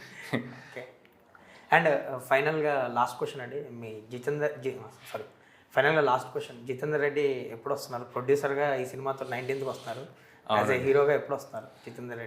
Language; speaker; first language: Telugu; native; Telugu